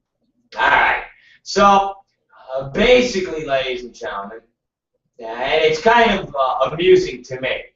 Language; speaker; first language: English; native; English